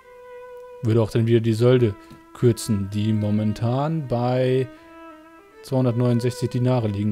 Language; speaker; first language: German; native; German